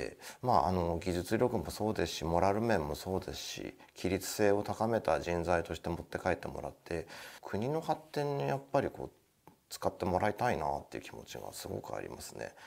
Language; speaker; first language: Japanese; native; Japanese